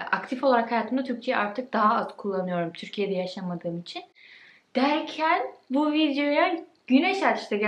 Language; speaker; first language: Turkish; early bilingual, heritage; Turkish